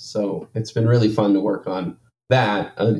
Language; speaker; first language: English; native; English